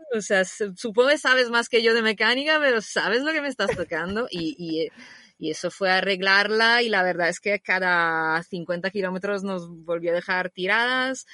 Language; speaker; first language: Spanish; non-native, fluent; Italian